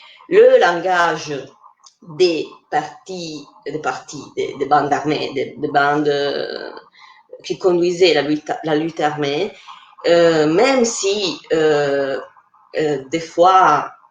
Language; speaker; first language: French; non-native, fluent; Italian